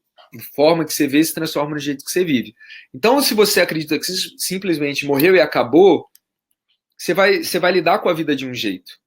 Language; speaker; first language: Portuguese; native; Portuguese